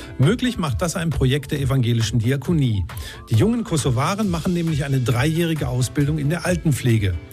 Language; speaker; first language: German; native; German